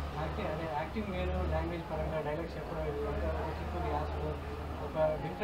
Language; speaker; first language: Telugu; native; Telugu